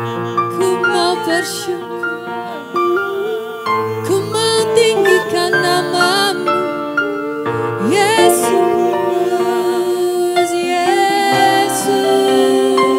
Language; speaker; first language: Indonesian; native; Indonesian